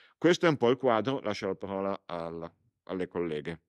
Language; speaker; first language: Italian; native; Italian